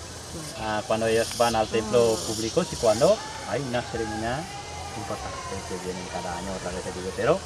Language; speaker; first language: Spanish; non-native, learner; Balinese